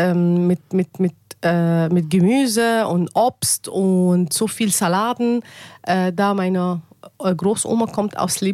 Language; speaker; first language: German; non-native, learner; Arabic